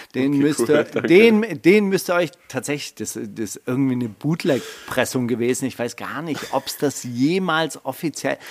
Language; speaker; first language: German; native; German